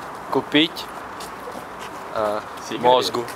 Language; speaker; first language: Russian; non-native, local second language; Latvian